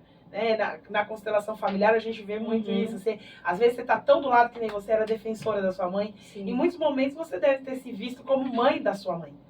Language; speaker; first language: Portuguese; native; Portuguese